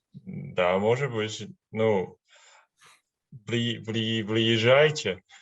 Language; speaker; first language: Russian; non-native, learner; Chinese